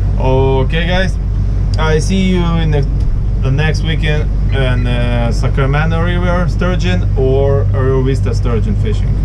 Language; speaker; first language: English; non-native, learner; Ukrainian